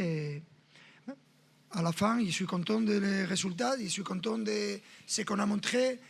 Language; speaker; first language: French; non-native, fluent; Spanish